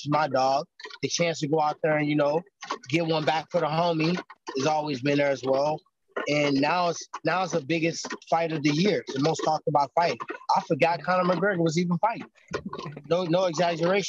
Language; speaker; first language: English; native; English